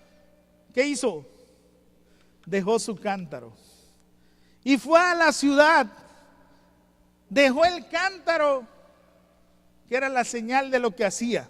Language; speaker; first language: Spanish; native; Spanish